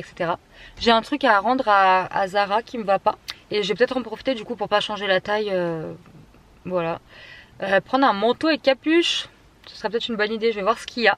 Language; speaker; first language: French; native; French